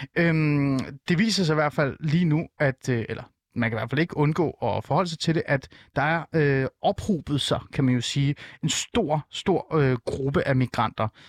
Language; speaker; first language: Danish; early bilingual, other home language; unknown